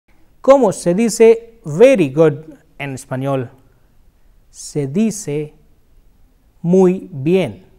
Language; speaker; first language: Spanish; non-native, fluent; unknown